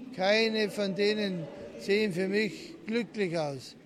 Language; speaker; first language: German; early bilingual, heritage; German